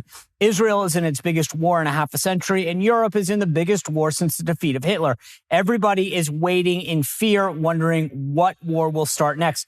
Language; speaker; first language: English; native; English